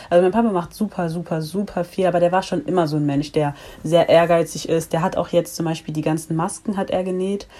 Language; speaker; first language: German; early bilingual, other home language; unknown